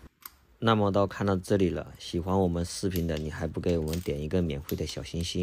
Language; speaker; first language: Chinese; native; Chinese